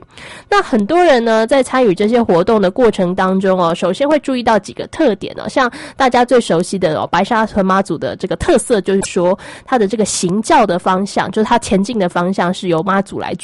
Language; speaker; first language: Chinese; native; Chinese